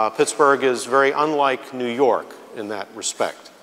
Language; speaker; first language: English; native; English